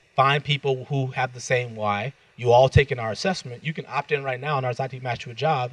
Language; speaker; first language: English; native; English